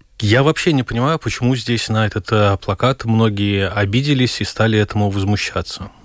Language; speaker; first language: Russian; native; Russian